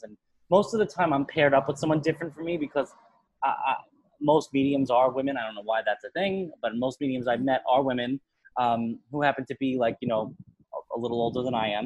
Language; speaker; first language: English; native; English